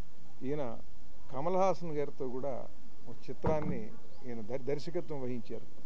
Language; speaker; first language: Telugu; native; Telugu